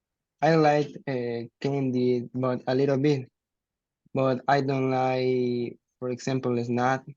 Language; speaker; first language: English; non-native, learner; Spanish